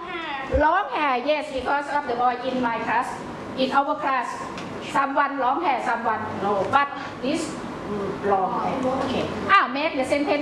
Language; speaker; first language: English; non-native, learner; Thai